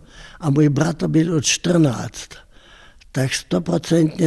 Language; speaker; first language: Czech; non-native, fluent; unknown